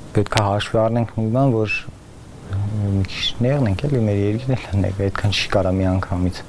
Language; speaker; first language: Armenian; native; Armenian